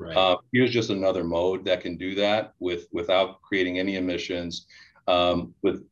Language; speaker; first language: English; native; English